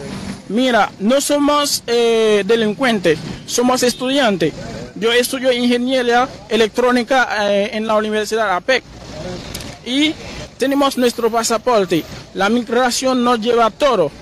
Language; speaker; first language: Spanish; non-native, learner; Haitian Creole